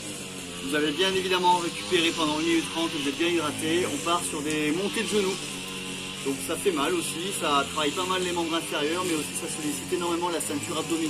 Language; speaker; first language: French; native; French